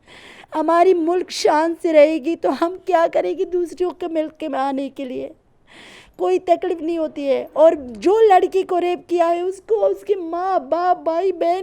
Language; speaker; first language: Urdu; non-native, learner; Persian